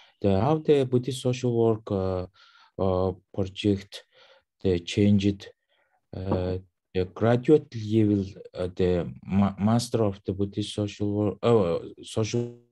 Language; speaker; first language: English; non-native, learner; Mongolian